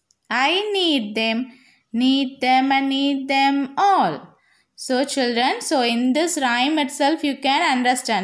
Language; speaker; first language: English; non-native, local second language; Tamil